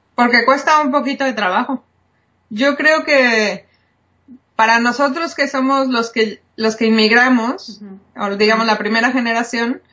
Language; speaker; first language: Spanish; native; Spanish